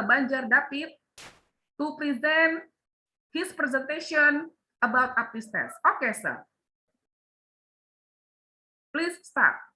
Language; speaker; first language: English; non-native, learner; Indonesian